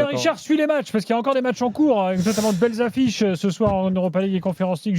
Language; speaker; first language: French; native; French